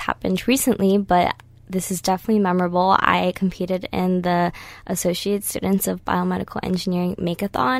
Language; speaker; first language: English; native; English